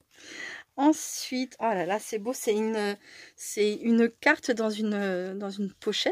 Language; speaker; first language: French; native; French